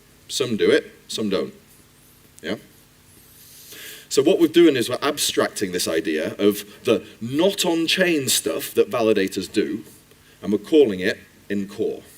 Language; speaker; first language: English; native; English